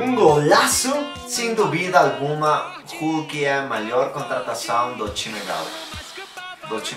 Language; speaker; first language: Portuguese; non-native, learner; Spanish